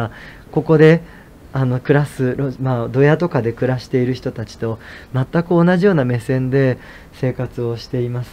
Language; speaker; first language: Japanese; native; Japanese